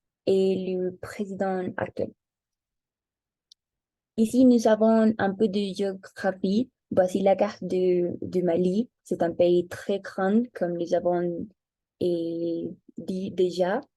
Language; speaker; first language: French; non-native, learner; Spanish